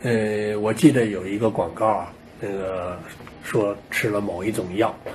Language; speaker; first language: Chinese; native; Chinese